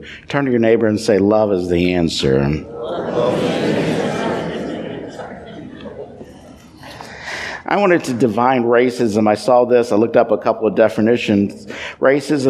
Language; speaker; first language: English; native; English